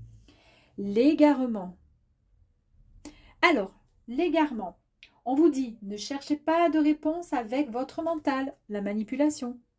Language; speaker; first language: French; native; French